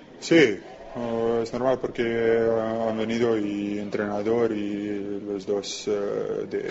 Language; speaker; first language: Spanish; non-native, learner; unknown